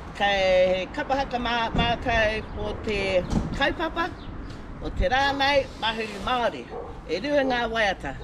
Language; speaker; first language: Māori; non-native, local second language; English